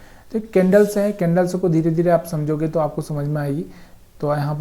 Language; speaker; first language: Hindi; native; Hindi